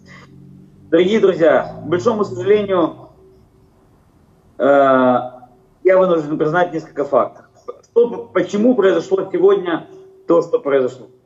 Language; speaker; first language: Russian; native; Russian